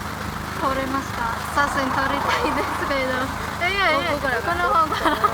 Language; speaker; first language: Japanese; non-native, fluent; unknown